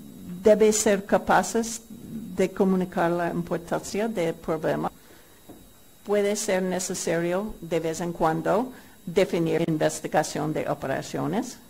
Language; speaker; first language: Spanish; non-native, fluent; English